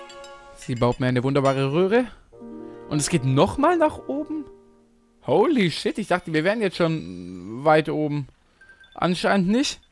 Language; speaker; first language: German; native; German